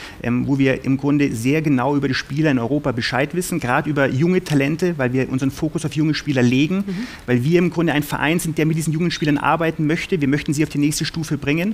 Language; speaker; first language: German; native; German